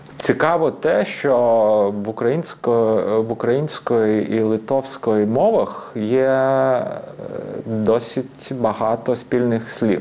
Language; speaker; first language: Ukrainian; non-native, fluent; Lithuanian